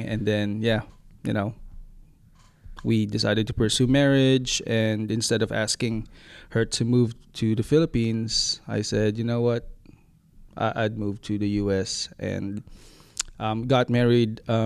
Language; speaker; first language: English; non-native, local second language; Waray